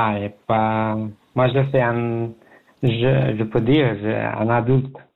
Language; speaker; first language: French; non-native, learner; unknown